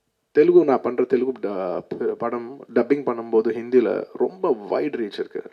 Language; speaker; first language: Tamil; non-native, local second language; Telugu